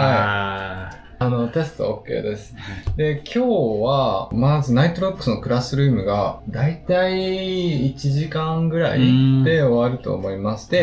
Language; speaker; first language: Japanese; native; Japanese